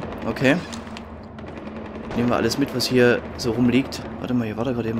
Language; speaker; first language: German; native; German